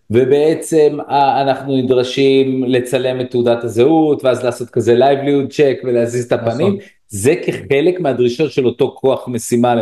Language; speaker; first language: Hebrew; native; Hebrew